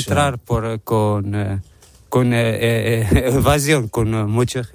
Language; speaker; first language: Spanish; non-native, learner; Arabic